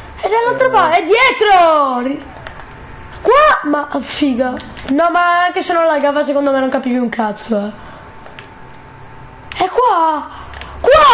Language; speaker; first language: Italian; native; Italian